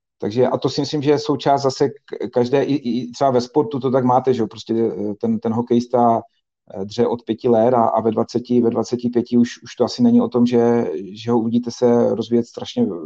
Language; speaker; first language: Czech; native; Czech